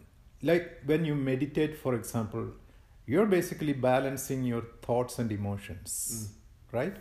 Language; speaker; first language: English; non-native, local second language; Malayalam